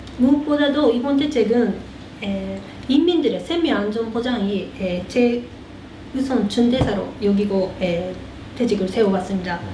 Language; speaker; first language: Korean; early bilingual, heritage; Korean